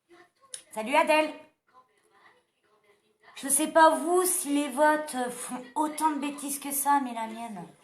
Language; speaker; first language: French; native; French